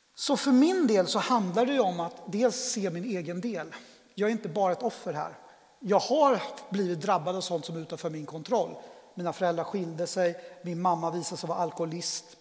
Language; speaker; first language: Swedish; native; Swedish